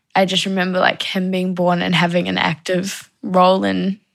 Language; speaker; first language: English; native; English